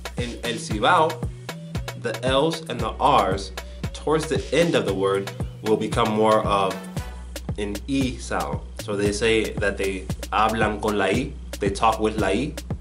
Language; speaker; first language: English; native; English